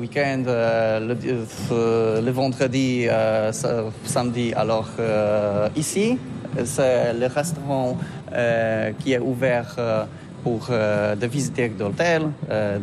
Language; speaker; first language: French; non-native, learner; Polish